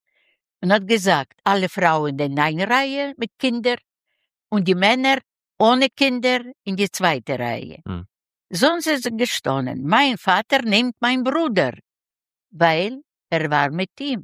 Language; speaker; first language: German; non-native, learner; Russian